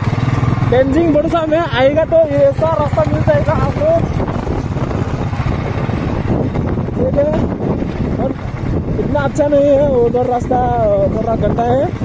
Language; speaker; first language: Hindi; non-native, local second language; Bodo